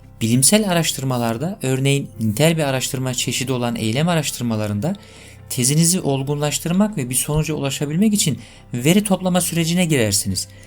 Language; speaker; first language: Turkish; native; Turkish